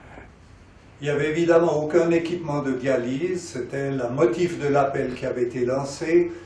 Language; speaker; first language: French; native; French